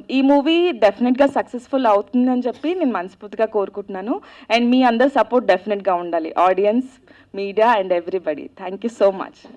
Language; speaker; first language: Telugu; native; Telugu